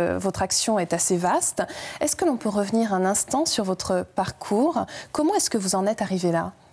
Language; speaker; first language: French; native; French